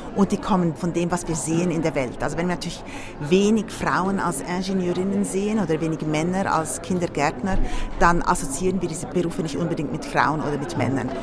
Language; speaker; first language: German; native; German